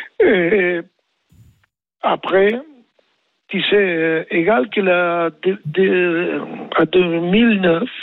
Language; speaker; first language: French; non-native, learner; Spanish